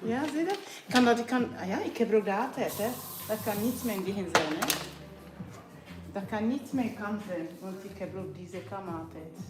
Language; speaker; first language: Dutch; non-native, fluent; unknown